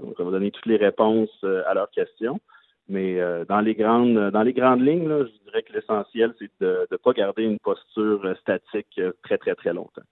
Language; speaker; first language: French; native; French